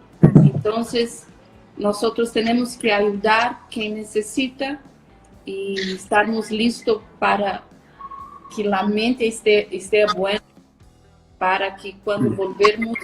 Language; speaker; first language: Spanish; non-native, learner; Portuguese